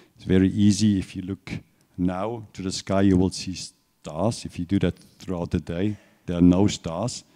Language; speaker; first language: English; non-native, fluent; German